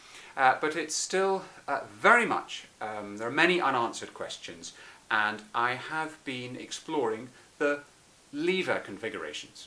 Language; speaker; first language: English; native; English